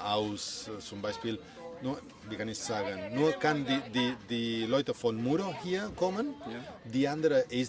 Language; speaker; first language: German; non-native, learner; Spanish